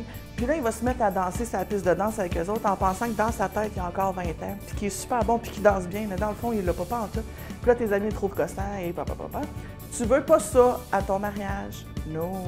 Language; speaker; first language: French; native; French